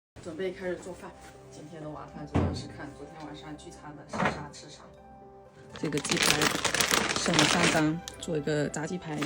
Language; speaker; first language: Chinese; native; Chinese